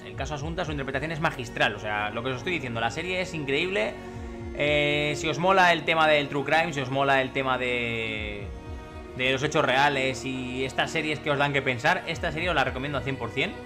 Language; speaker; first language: Spanish; native; Spanish